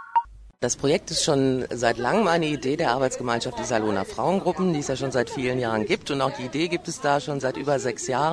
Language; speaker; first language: German; native; German